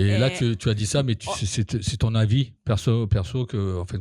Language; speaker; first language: French; native; French